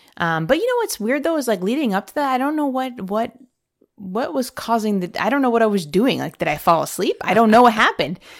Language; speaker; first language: English; native; English